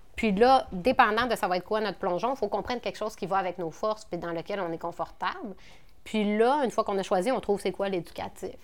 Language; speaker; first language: French; native; French